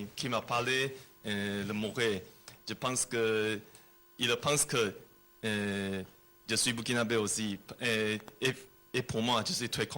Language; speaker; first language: French; non-native, learner; Chinese